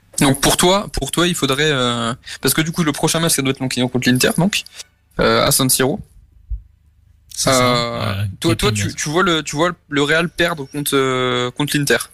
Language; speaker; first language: French; native; French